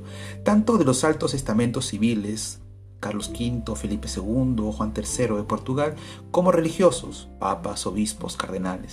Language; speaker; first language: Spanish; native; Spanish